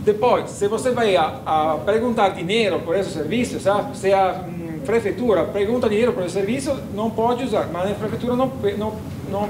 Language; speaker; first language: Portuguese; non-native, fluent; Italian